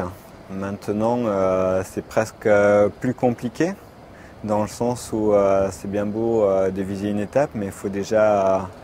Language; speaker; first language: French; native; French